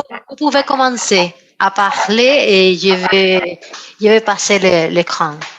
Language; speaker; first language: French; non-native, learner; Spanish